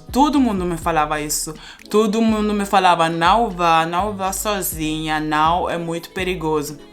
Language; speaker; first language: Portuguese; non-native, fluent; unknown